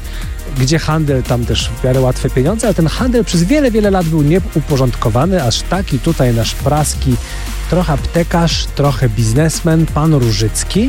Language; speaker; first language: Polish; native; Polish